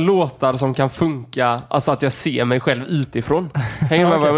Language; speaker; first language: Swedish; native; Swedish